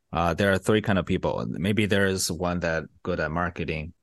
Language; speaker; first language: English; non-native, fluent; Chinese